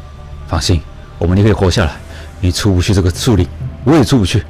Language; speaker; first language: Chinese; native; Chinese